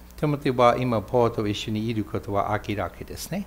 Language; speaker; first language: Japanese; non-native, fluent; English